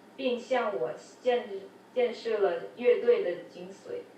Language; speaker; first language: Chinese; early bilingual, other home language; English